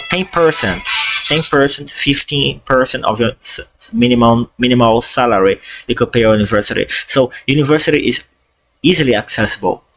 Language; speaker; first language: English; non-native, fluent; Portuguese